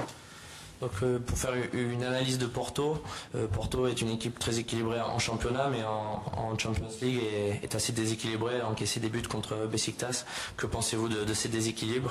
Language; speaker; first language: French; native; French